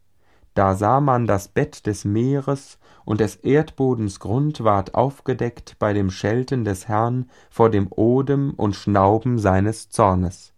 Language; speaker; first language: German; native; German